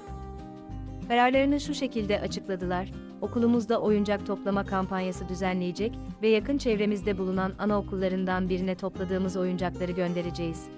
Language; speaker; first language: Turkish; native; Turkish